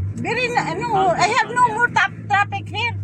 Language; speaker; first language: English; non-native, learner; Filipino